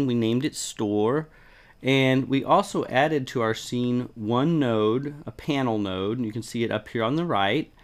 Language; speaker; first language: English; native; English